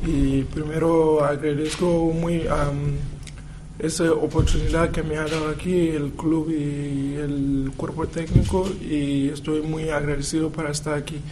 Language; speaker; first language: Spanish; non-native, learner; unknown